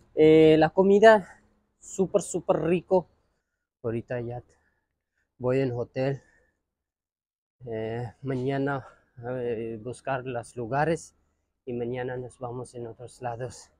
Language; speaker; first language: Spanish; non-native, learner; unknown